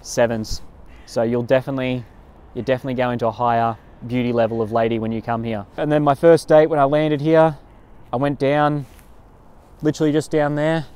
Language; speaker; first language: English; native; English